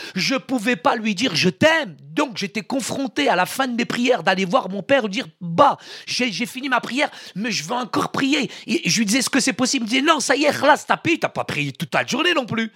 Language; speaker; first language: French; early bilingual, other home language; Arabic